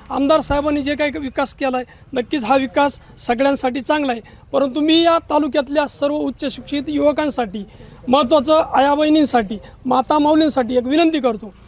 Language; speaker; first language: Marathi; native; Marathi